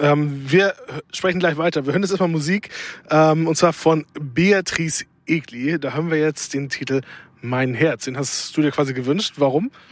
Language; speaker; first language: German; native; German